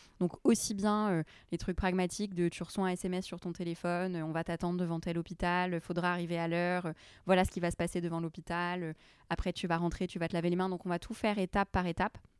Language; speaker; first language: French; early bilingual, other home language; Arabic